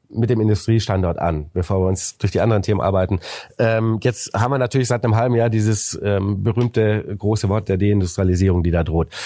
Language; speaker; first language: German; native; German